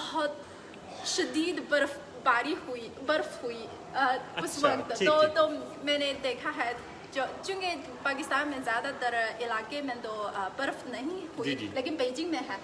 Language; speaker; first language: Hindi; non-native, fluent; Chinese